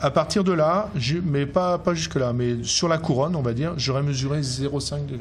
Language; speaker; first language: French; native; French